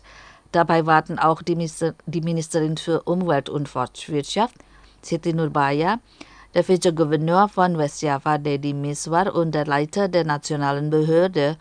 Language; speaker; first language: German; non-native, fluent; Indonesian